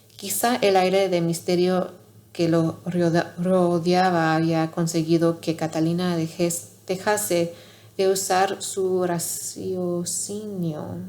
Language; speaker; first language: Spanish; non-native, learner; English